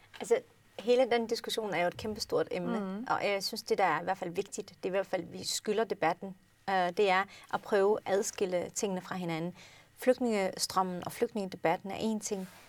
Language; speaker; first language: Danish; early bilingual, other home language; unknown